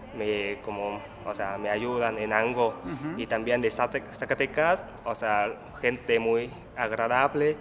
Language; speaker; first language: Spanish; non-native, learner; Vietnamese